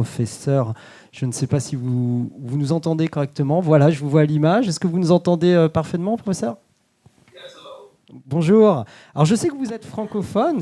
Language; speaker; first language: French; native; French